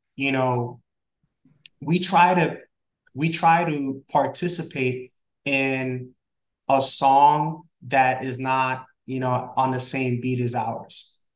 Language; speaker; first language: English; early bilingual, other home language; Spanish